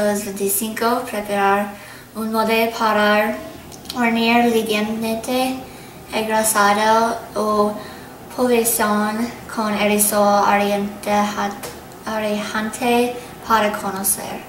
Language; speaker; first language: Spanish; non-native, learner; English